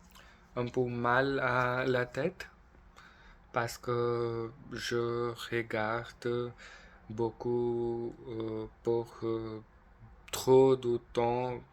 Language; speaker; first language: French; non-native, learner; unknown